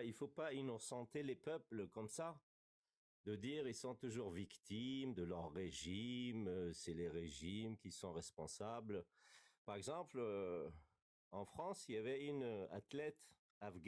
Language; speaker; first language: French; non-native, fluent; Kurdish